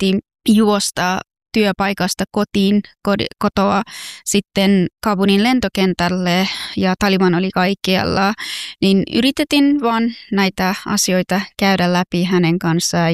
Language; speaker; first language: Finnish; non-native, fluent; Persian